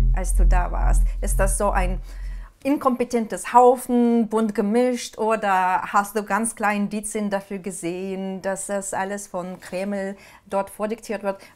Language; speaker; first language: German; non-native, fluent; Ukrainian